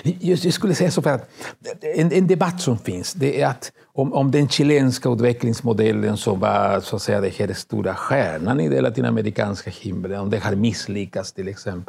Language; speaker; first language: Swedish; non-native, fluent; Spanish